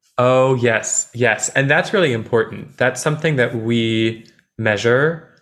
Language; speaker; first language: English; native; English